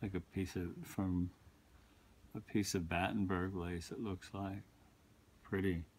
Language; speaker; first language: English; native; English